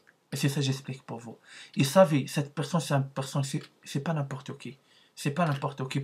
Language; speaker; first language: French; non-native, learner; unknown